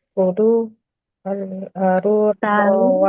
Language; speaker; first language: Arabic; non-native, learner; Indonesian